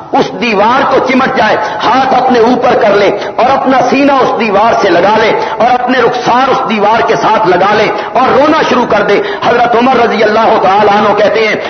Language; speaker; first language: Urdu; non-native, local second language; Punjabi